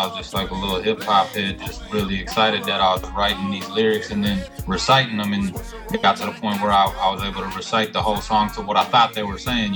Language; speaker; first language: English; native; English